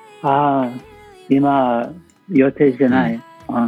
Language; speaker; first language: Japanese; non-native, learner; English